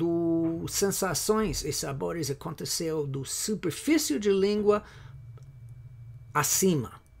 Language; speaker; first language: Portuguese; non-native, fluent; English